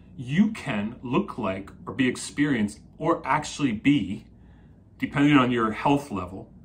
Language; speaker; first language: English; native; English